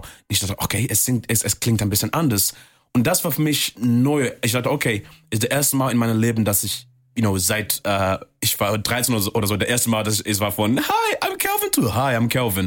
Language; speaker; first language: German; non-native, fluent; English